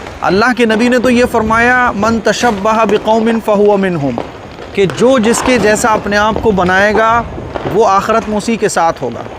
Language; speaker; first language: Urdu; native; Urdu